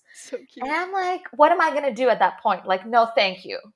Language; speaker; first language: English; non-native, fluent; Arabic